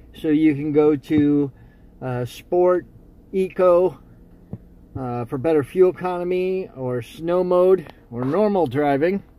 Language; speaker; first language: English; native; English